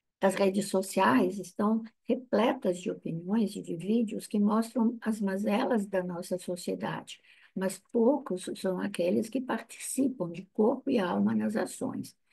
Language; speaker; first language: Portuguese; non-native, fluent; Italian